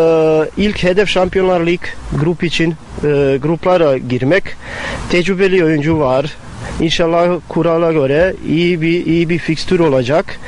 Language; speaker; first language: Turkish; non-native, fluent; Bosnian